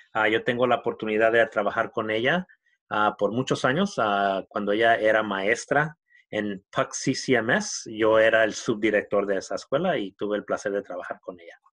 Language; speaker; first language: Spanish; early bilingual, heritage; Spanish